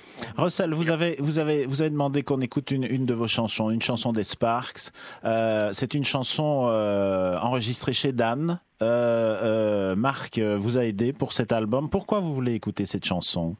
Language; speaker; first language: French; native; French